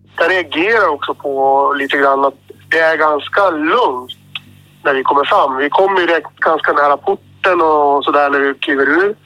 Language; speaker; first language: Swedish; native; Swedish